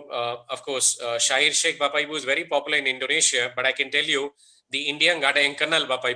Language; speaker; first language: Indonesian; non-native, fluent; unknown